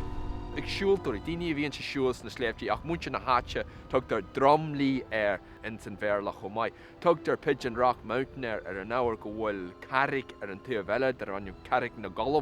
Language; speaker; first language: Irish; non-native, local second language; English